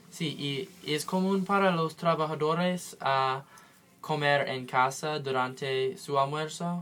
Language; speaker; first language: Spanish; non-native, learner; English